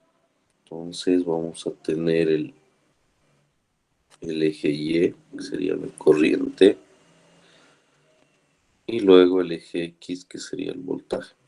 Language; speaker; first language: Spanish; native; Spanish